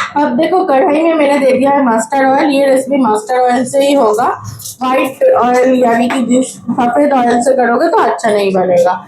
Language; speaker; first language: Hindi; non-native, local second language; Bangla